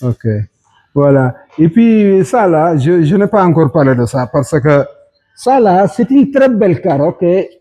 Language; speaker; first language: French; non-native, local second language; Wolof